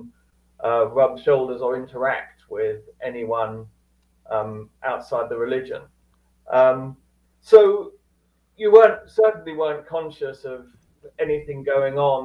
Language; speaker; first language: English; native; English